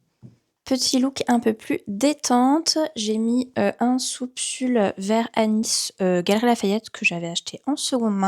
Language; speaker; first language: French; native; French